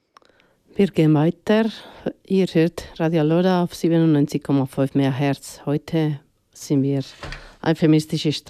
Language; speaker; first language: German; non-native, fluent; Spanish